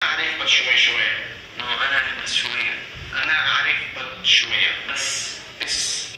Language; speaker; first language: Arabic; non-native, learner; Somali